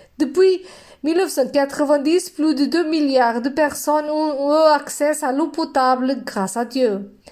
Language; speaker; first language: French; non-native, fluent; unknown